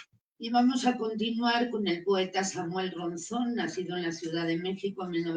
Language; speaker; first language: Spanish; native; Spanish